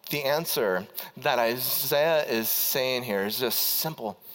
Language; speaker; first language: English; native; English